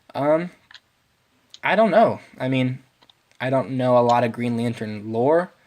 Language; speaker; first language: English; native; English